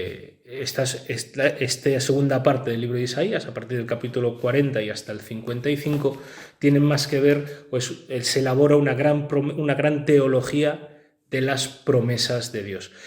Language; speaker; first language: Spanish; native; Spanish